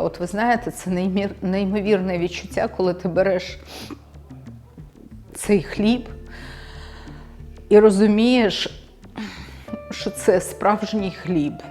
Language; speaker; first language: Ukrainian; native; Ukrainian